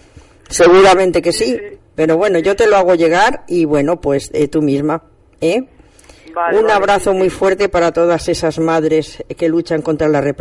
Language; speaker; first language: Spanish; native; Spanish